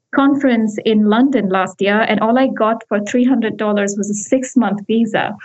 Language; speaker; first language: English; non-native, local second language; Hindi